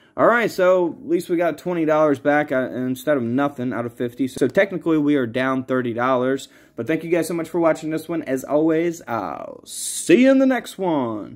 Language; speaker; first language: English; native; English